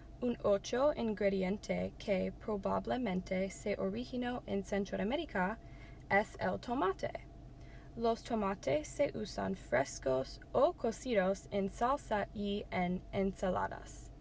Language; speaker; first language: Spanish; non-native, learner; English